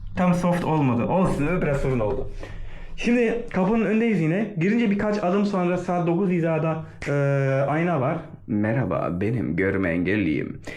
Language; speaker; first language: Turkish; early bilingual, heritage; Turkish